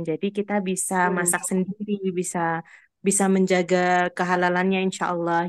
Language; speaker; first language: Indonesian; native; Indonesian